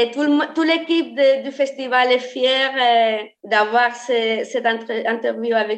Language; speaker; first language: French; non-native, fluent; Spanish